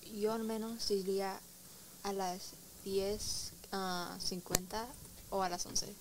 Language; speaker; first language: Spanish; early bilingual, heritage; Spanish